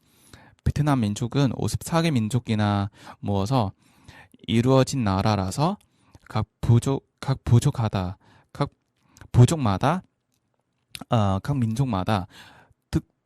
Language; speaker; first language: Korean; non-native, fluent; Vietnamese